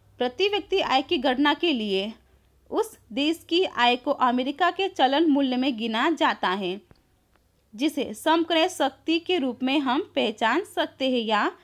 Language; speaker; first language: Hindi; non-native, local second language; Gujarati